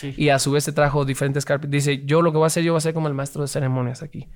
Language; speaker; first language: Spanish; native; Spanish